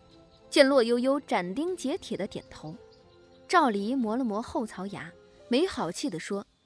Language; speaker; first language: Chinese; native; Chinese